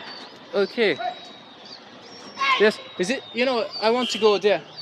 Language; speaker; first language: English; non-native, learner; French